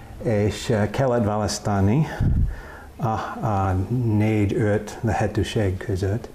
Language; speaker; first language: Hungarian; non-native, learner; English